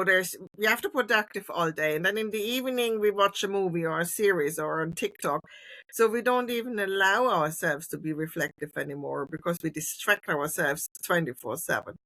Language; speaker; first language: English; non-native, fluent; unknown